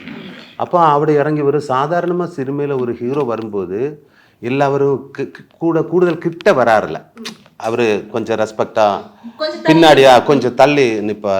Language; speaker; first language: Tamil; non-native, learner; Malayalam